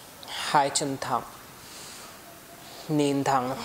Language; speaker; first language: Vietnamese; non-native, learner; Hindi